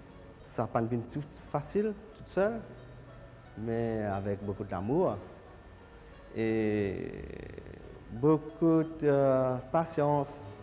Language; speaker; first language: French; non-native, local second language; Morisyen